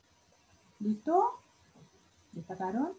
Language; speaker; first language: Spanish; native; Spanish